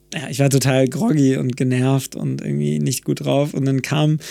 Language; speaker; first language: German; native; German